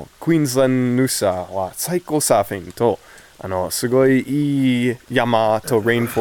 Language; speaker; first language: Japanese; non-native, learner; English